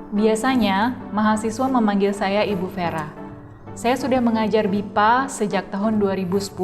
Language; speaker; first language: Indonesian; native; Indonesian